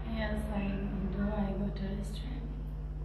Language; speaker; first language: English; non-native, learner; Nepali